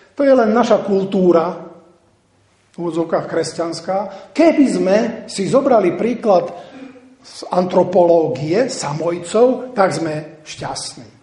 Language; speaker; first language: Slovak; native; Slovak